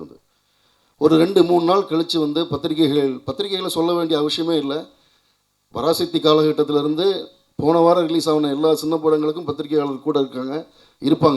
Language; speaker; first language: Tamil; native; Tamil